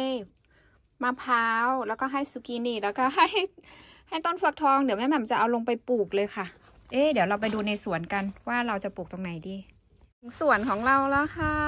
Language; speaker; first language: Thai; native; Thai